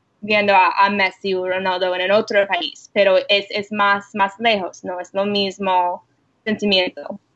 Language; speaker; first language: Spanish; non-native, learner; English